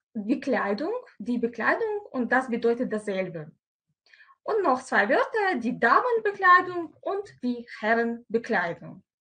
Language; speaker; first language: German; non-native, fluent; Russian